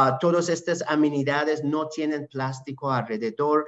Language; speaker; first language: Spanish; non-native, learner; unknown